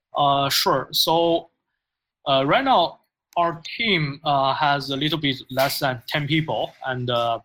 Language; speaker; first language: English; non-native, fluent; Chinese